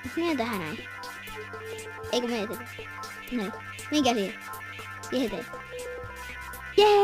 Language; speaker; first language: Finnish; native; Finnish